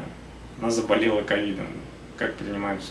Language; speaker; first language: Russian; native; Russian